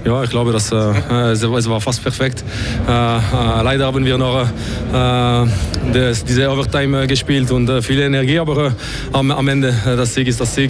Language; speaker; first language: German; non-native, local second language; French